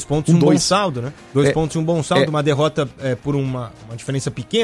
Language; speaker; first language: Portuguese; native; Portuguese